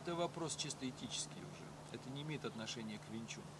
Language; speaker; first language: Russian; native; Russian